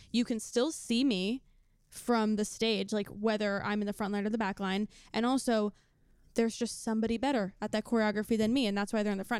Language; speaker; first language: English; native; English